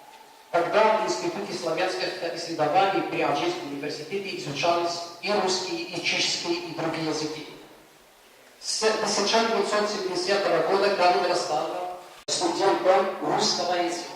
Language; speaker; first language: Russian; non-native, fluent; Arabic